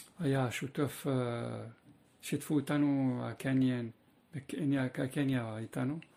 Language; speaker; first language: Hebrew; non-native, fluent; French